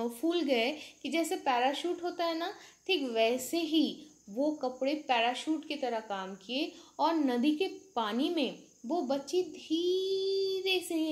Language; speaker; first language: Hindi; non-native, local second language; Bangla